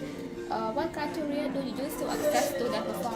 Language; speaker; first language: English; non-native, learner; Khmer